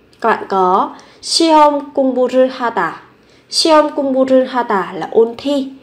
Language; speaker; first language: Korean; non-native, fluent; Vietnamese